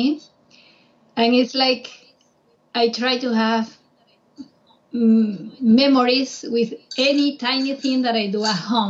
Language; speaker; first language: English; non-native, fluent; Spanish